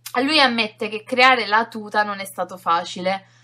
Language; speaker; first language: Italian; native; Italian